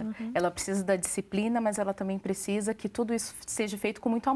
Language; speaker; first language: Portuguese; native; Portuguese